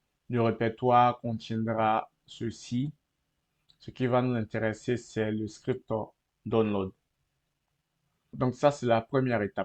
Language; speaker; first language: French; native; French